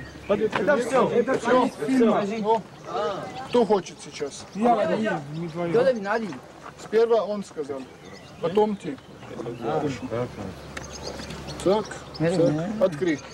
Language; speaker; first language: Russian; non-native, learner; French